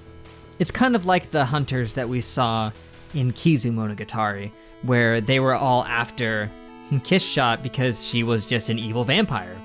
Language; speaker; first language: English; native; English